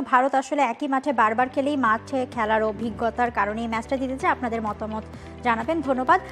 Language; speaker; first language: Bangla; native; Bangla